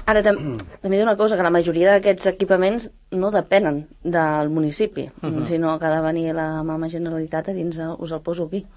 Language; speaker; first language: Catalan; native; Catalan